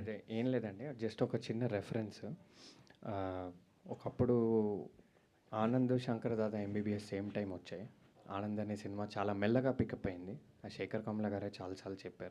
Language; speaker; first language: Telugu; native; Telugu